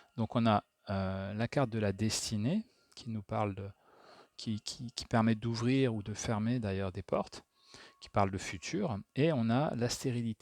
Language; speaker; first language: French; native; French